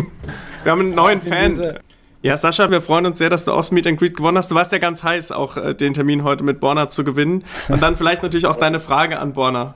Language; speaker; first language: German; native; German